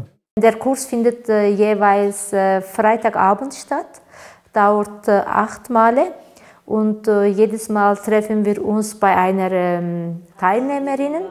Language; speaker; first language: German; non-native, fluent; Turkish